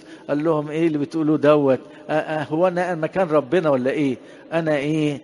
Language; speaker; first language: Arabic; native; Arabic